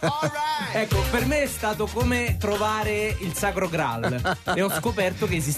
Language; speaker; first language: Italian; native; Italian